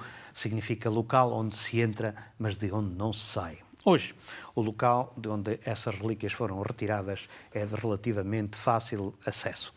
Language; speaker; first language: Portuguese; native; Portuguese